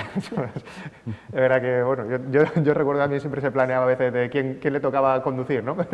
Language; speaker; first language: Spanish; native; Spanish